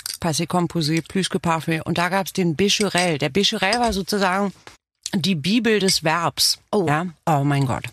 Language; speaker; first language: German; early bilingual, other home language; Romanian